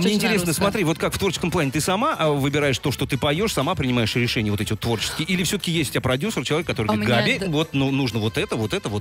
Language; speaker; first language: Russian; native; Russian